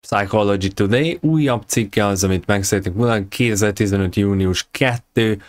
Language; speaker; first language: Hungarian; native; Hungarian